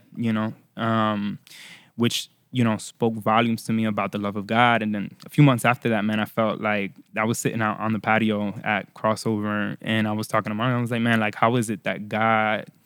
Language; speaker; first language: English; early bilingual, other home language; Spanish